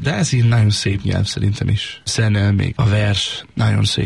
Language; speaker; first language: Hungarian; non-native, learner; Danish